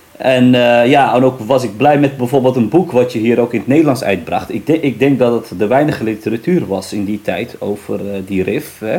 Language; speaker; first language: Dutch; early bilingual, other home language; Riffian